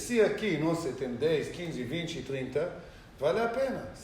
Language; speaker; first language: Portuguese; non-native, learner; Hebrew